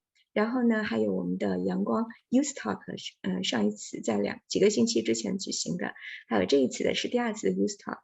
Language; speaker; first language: Chinese; native; Chinese